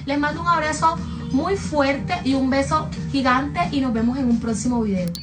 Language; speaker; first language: Spanish; native; Spanish